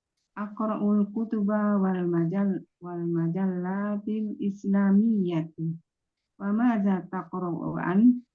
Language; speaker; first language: Arabic; non-native, learner; Indonesian